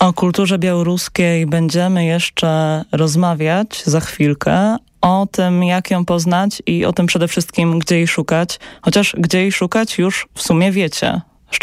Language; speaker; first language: Polish; native; Polish